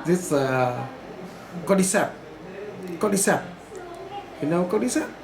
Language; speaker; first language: English; non-native, learner; Vietnamese